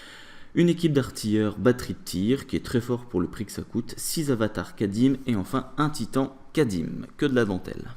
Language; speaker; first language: French; native; French